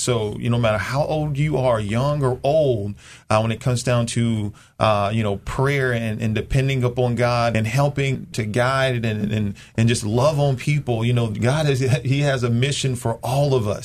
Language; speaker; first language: English; native; English